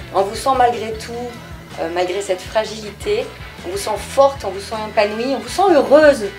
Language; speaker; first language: French; native; French